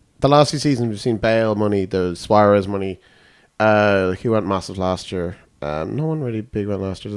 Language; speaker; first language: English; native; English